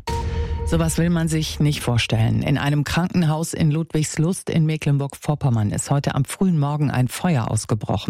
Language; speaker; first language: German; native; German